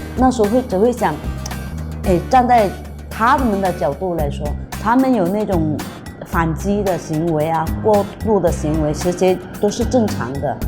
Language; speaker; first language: Chinese; non-native, local second language; Hakka Chinese